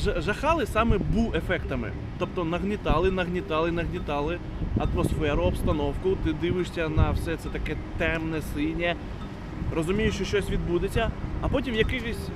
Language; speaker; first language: Ukrainian; non-native, local second language; Russian